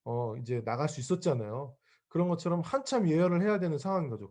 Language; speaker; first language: Korean; native; Korean